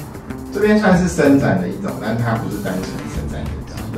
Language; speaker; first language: Chinese; native; Chinese